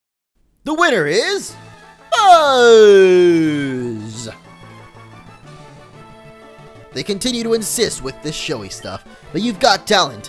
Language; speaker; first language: English; native; English